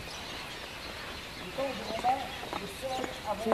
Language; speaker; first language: French; non-native, local second language; Arabic